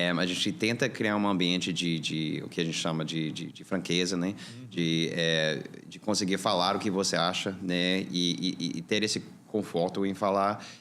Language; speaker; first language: Portuguese; non-native, fluent; English